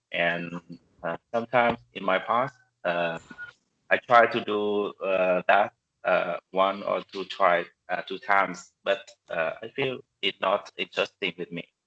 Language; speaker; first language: English; non-native, learner; Vietnamese